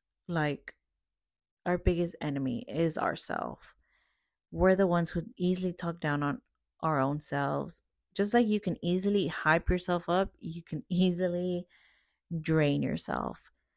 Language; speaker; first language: English; early bilingual, other home language; Spanish